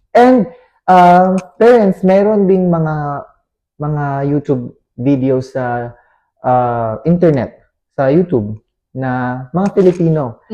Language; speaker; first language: Filipino; native; Filipino